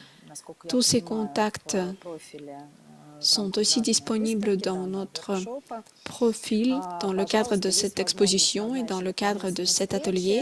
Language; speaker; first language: French; non-native, fluent; Russian